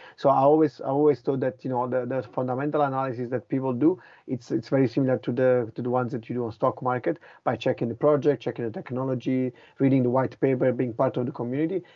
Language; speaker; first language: English; non-native, fluent; Italian